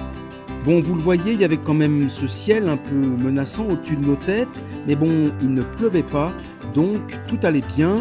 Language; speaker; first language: French; native; French